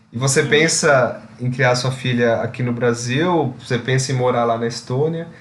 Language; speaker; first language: Portuguese; native; Portuguese